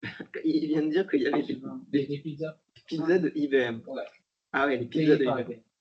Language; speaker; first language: French; native; French